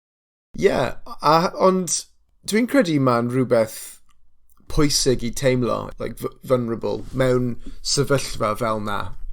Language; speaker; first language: Welsh; non-native, local second language; English